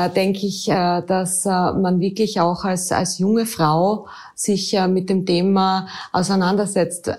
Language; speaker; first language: German; native; German